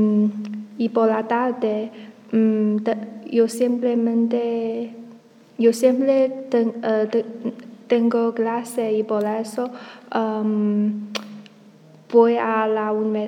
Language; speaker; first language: Spanish; non-native, learner; Chinese